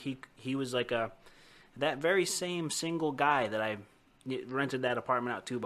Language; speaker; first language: English; native; English